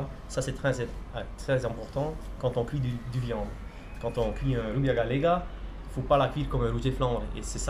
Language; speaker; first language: French; non-native, local second language; Dutch